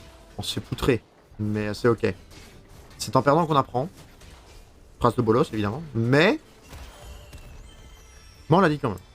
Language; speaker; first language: French; native; French